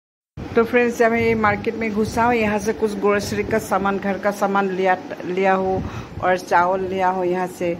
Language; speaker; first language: Hindi; non-native, local second language; Bangla